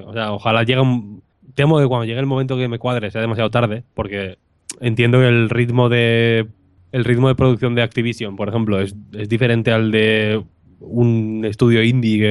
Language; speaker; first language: Spanish; native; Spanish